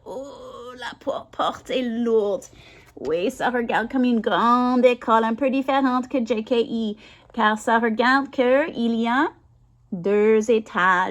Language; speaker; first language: French; non-native, learner; English